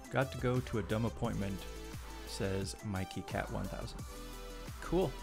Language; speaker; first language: English; native; English